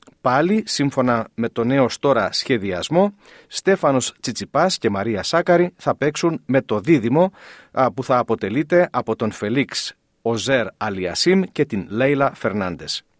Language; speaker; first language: Greek; native; Greek